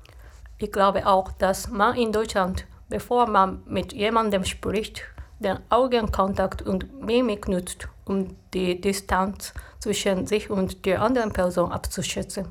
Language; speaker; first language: German; non-native, fluent; Japanese